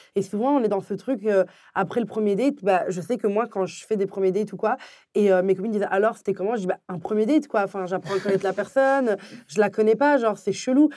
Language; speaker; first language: French; early bilingual, other home language; Arabic